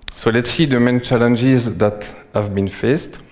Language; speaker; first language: English; non-native, fluent; French